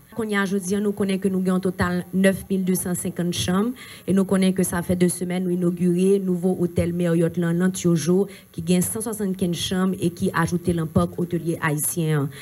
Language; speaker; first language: French; non-native, local second language; Haitian Creole